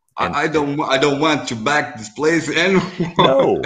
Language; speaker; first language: English; non-native, learner; Portuguese